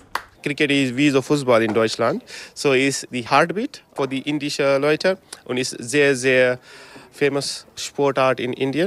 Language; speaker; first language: German; non-native, learner; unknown